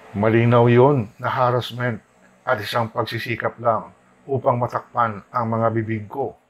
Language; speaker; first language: Filipino; non-native, local second language; Hiligaynon